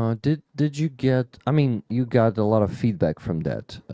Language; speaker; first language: English; non-native, fluent; Ukrainian